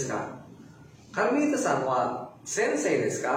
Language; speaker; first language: Japanese; non-native, fluent; Filipino